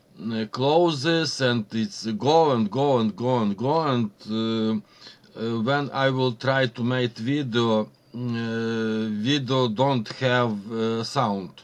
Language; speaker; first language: English; non-native, learner; Ukrainian